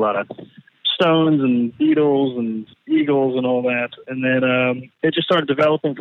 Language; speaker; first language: English; native; English